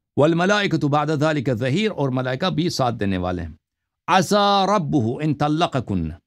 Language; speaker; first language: Urdu; non-native, local second language; Punjabi